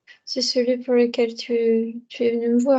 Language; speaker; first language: French; native; French